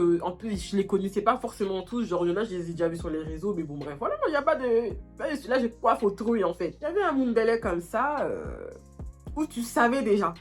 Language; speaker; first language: French; native; French